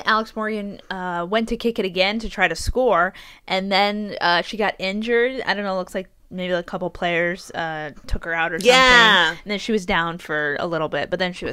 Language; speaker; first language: English; native; English